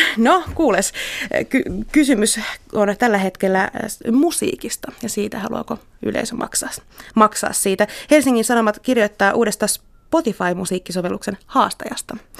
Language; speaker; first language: Finnish; native; Finnish